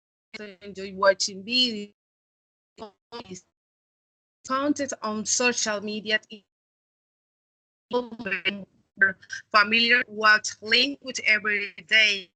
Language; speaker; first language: English; non-native, learner; Spanish